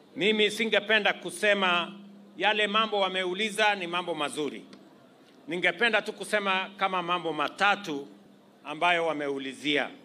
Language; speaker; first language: Swahili; non-native, local second language; Kalenjin